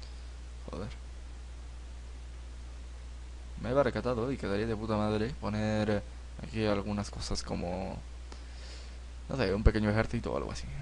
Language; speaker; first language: Spanish; native; Spanish